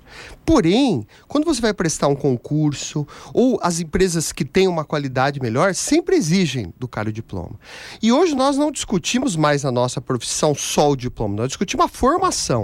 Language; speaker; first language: Portuguese; native; Portuguese